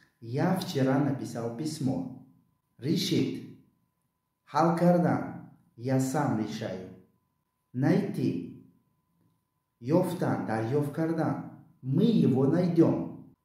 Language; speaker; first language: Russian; non-native, local second language; Tajik